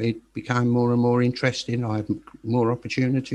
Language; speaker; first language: English; native; English